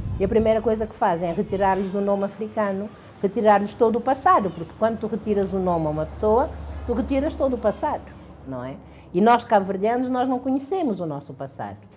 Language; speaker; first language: Portuguese; non-native, local second language; Kabuverdianu